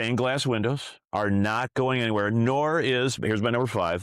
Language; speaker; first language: English; native; English